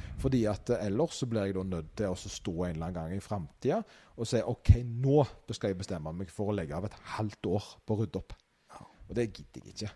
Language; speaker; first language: Norwegian; native; Norwegian